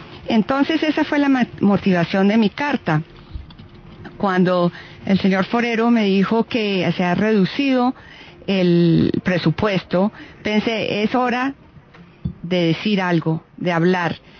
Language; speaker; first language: Spanish; native; Spanish